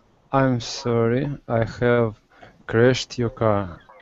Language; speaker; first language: English; non-native, learner; Russian